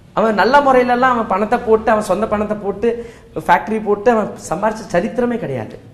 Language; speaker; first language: Tamil; non-native, local second language; Marwari